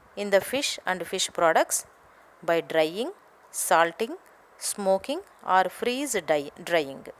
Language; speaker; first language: English; non-native, local second language; Telugu